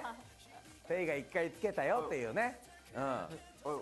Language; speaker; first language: Japanese; native; Japanese